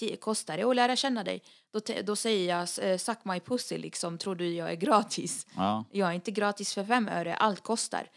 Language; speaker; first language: Swedish; early bilingual, other home language; Arabic